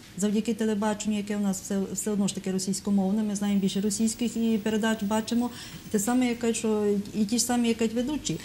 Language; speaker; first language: Ukrainian; native; Ukrainian